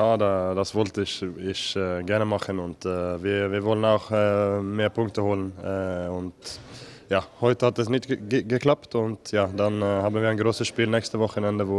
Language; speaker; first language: German; non-native, learner; Norwegian